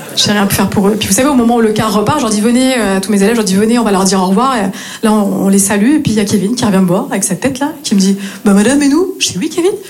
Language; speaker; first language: French; native; French